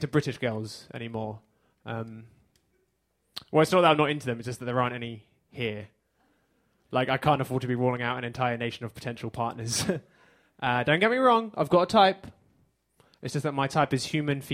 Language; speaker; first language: English; native; English